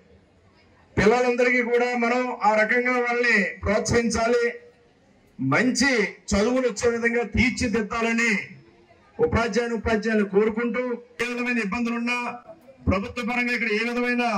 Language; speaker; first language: Telugu; native; Telugu